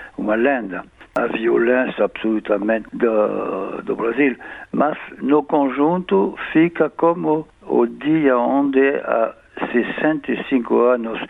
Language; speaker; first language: Portuguese; non-native, fluent; French